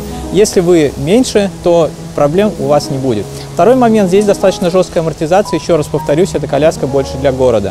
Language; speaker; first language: Russian; native; Russian